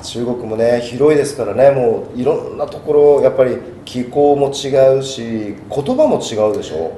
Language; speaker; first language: Japanese; native; Japanese